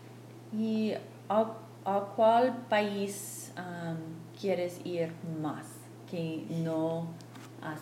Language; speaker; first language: Spanish; non-native, fluent; English